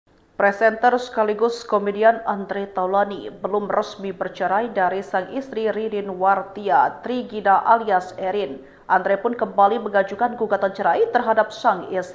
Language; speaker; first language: Indonesian; native; Indonesian